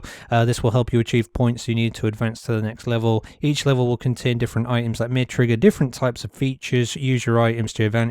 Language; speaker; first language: English; native; English